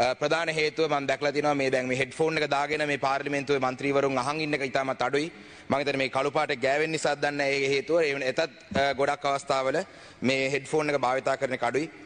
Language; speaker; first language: Sinhala; non-native, local second language; Tamil